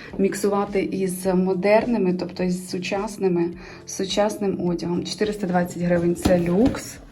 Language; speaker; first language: Ukrainian; native; Ukrainian